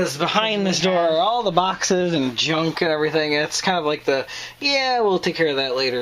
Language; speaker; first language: English; native; English